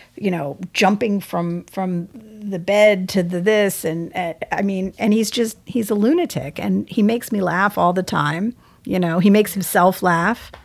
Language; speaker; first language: English; native; English